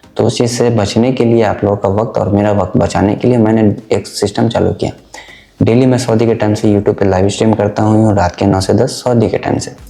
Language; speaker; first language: Hindi; native; Hindi